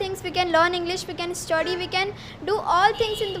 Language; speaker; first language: English; non-native, learner; Hindi